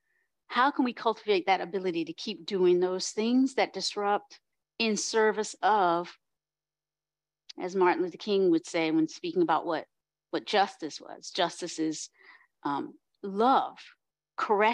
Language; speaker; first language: English; native; English